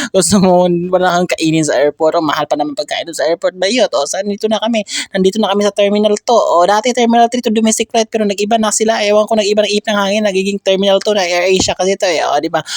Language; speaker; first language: Filipino; non-native, local second language; Cebuano